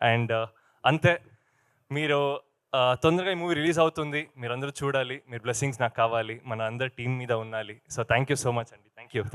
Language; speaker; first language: Telugu; non-native, learner; Kannada